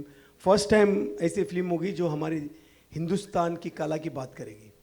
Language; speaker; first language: Hindi; native; Hindi